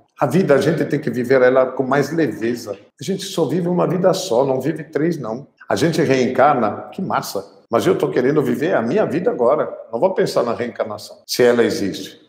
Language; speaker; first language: Portuguese; non-native, fluent; Italian